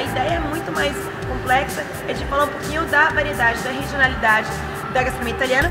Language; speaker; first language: Portuguese; non-native, fluent; Italian